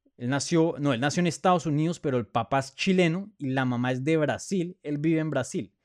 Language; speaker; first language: Spanish; native; Spanish